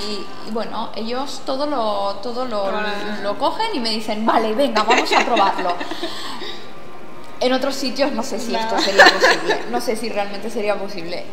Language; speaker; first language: Spanish; non-native, fluent; Italian